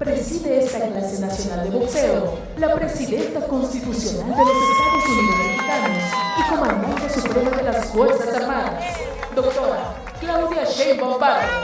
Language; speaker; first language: Spanish; native; Spanish